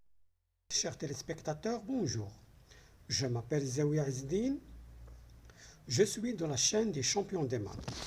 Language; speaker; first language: French; non-native, local second language; Arabic